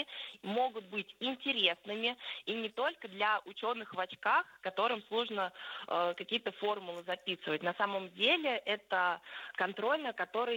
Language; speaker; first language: Russian; native; Russian